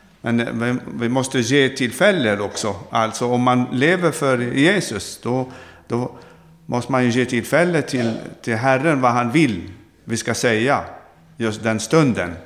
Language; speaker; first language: Swedish; non-native, fluent; Arabic